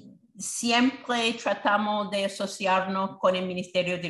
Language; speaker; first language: Spanish; non-native, fluent; English